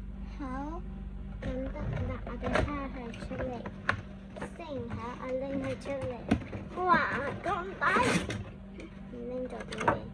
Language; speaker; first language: Cantonese; native; Cantonese